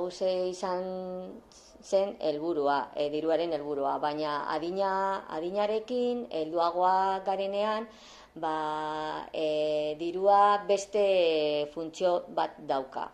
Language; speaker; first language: Basque; non-native, learner; Spanish